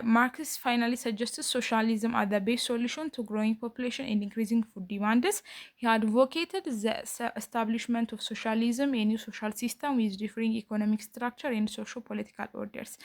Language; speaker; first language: English; non-native, local second language; Amharic